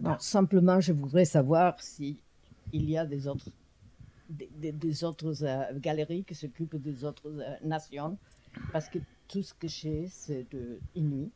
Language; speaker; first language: French; non-native, learner; English